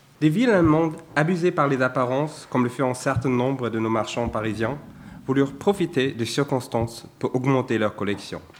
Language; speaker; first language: French; non-native, fluent; German